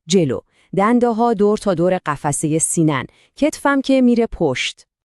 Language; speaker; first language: Persian; native; Persian